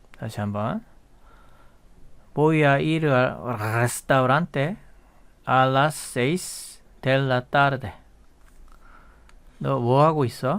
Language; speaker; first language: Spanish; non-native, fluent; Korean